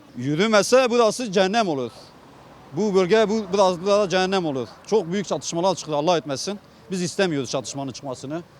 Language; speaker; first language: Turkish; non-native, local second language; Kurdish